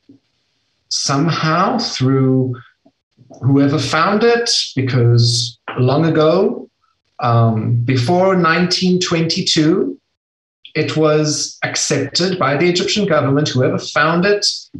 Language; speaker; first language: English; native; English